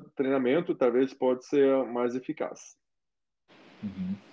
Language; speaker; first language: Portuguese; non-native, fluent; German